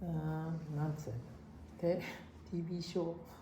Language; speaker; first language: Japanese; native; Japanese